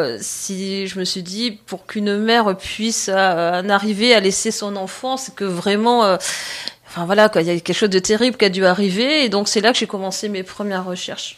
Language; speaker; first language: French; native; French